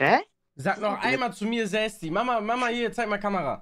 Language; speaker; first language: German; native; German